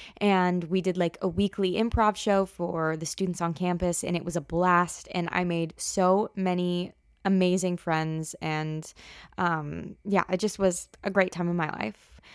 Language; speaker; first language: English; native; English